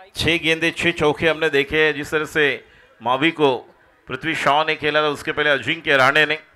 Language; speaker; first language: Hindi; non-native, local second language; Marathi